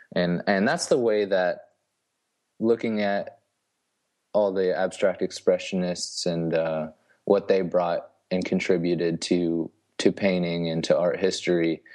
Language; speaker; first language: English; native; English